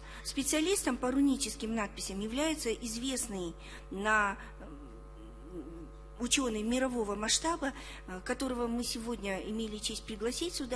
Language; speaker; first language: Russian; native; Russian